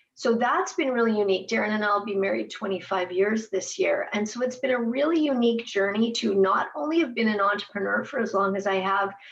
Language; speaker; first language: English; native; English